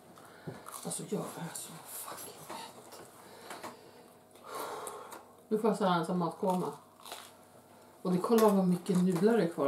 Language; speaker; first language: Swedish; native; Swedish